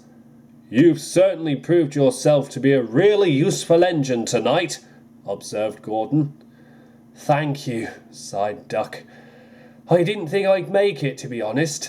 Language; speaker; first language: English; native; English